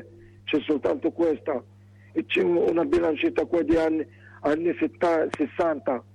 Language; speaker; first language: Italian; non-native, learner; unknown